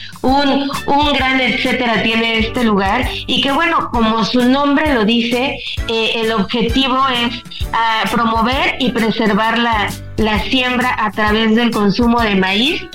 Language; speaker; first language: Spanish; native; Spanish